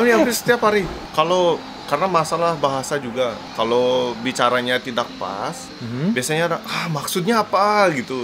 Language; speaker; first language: Indonesian; non-native, local second language; Balinese